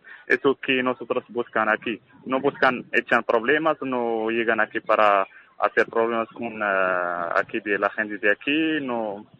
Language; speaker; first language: Spanish; non-native, learner; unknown